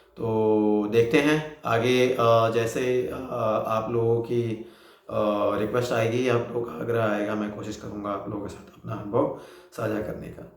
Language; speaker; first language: Hindi; native; Hindi